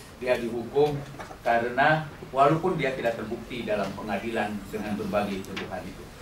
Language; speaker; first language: Indonesian; non-native, local second language; Sundanese